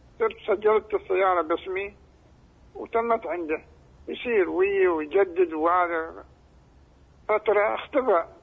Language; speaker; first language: Arabic; native; Arabic